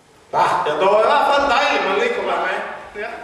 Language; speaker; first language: Danish; native; Danish